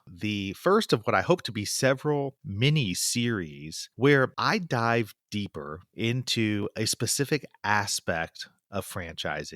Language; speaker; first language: English; native; English